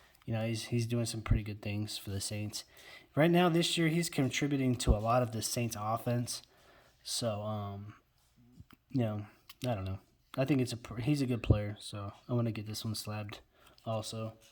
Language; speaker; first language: English; native; English